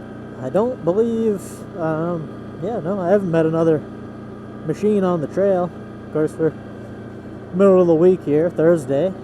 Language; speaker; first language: English; native; English